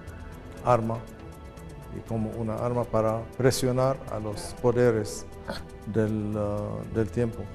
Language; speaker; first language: Spanish; non-native, fluent; Arabic